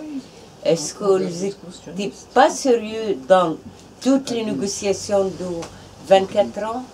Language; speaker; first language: French; non-native, fluent; Arabic